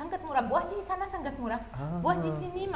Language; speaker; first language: Indonesian; non-native, learner; Arabic